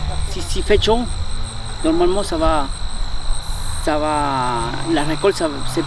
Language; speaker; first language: French; non-native, learner; Spanish